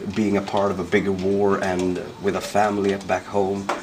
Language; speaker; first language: English; non-native, fluent; Swedish